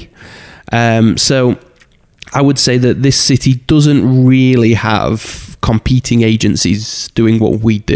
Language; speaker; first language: English; native; English